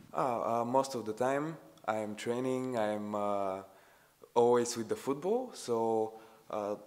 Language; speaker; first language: English; non-native, fluent; Bulgarian